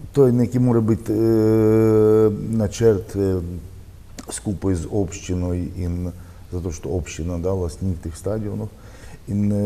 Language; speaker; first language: Slovenian; non-native, learner; Russian